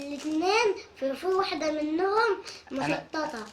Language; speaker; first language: Arabic; native; Arabic